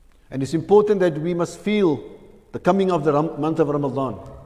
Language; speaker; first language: English; native; English